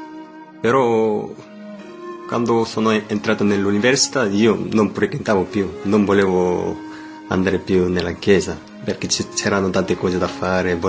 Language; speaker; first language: Italian; non-native, learner; Korean